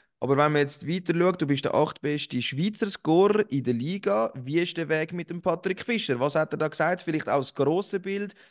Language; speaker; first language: German; native; German